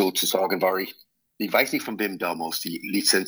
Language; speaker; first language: German; non-native, fluent; English